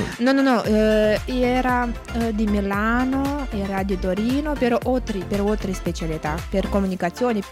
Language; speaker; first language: Italian; non-native, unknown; Romanian